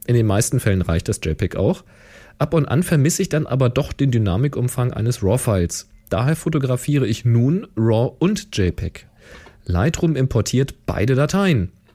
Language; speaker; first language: German; native; German